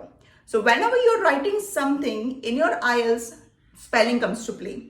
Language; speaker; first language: English; non-native, local second language; Malayalam